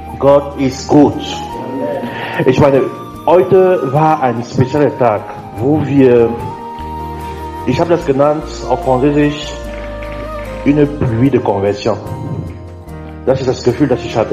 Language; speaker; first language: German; non-native, learner; French